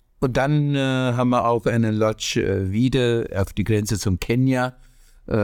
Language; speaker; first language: German; non-native, learner; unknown